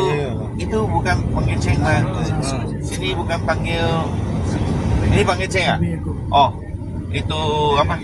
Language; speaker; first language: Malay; non-native, local second language; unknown